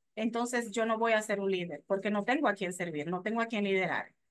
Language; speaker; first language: Spanish; native; Spanish